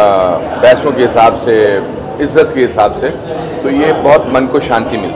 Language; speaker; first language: Hindi; native; Hindi